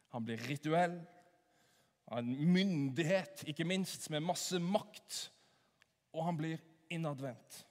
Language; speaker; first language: Norwegian; native; Norwegian